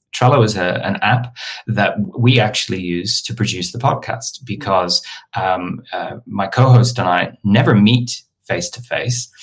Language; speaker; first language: English; native; English